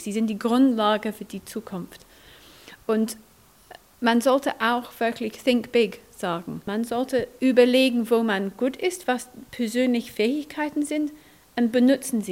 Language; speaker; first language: German; non-native, fluent; English